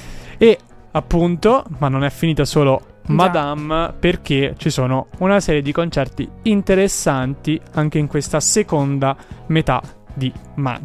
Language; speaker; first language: Italian; native; Italian